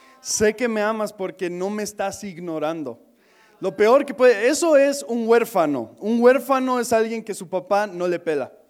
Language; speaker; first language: Spanish; non-native, fluent; English